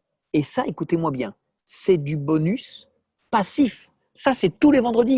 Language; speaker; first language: French; native; French